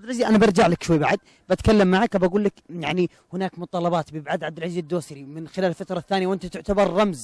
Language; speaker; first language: Arabic; native; Arabic